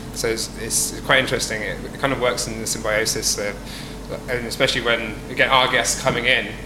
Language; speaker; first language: English; native; English